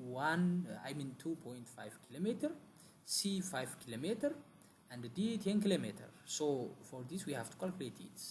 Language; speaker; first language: English; non-native, local second language; Amharic